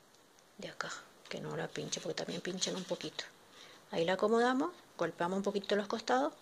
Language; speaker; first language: Spanish; native; Spanish